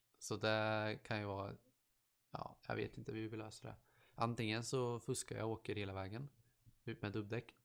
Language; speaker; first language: Swedish; native; Swedish